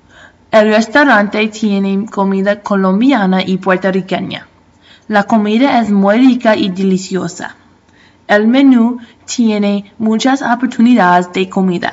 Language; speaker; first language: Spanish; non-native, learner; English